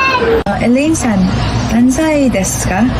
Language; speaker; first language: Japanese; non-native, learner; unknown